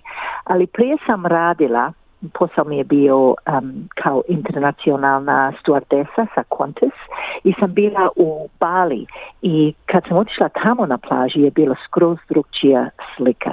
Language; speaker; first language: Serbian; early bilingual, heritage; English